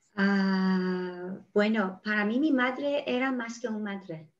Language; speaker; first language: Spanish; non-native, fluent; Persian